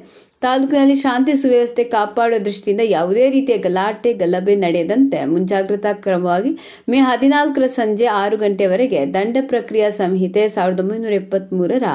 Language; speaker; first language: Kannada; native; Kannada